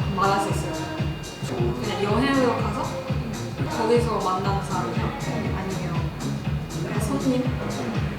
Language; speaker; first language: Korean; non-native, learner; Japanese